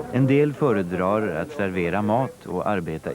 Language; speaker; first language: Swedish; native; Swedish